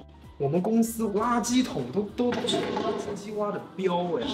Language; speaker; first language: Chinese; native; Chinese